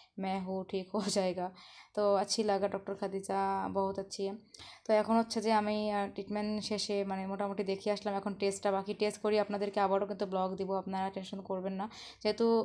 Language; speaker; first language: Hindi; non-native, learner; Bangla